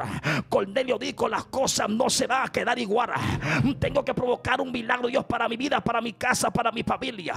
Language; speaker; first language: Spanish; native; Spanish